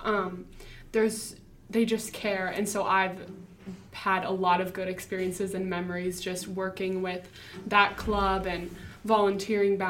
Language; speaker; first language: English; native; English